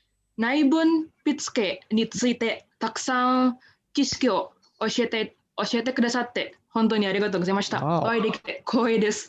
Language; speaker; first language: Japanese; non-native, learner; Indonesian